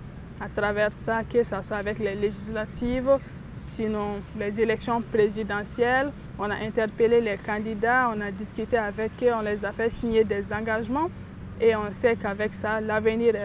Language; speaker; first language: French; non-native, local second language; Bambara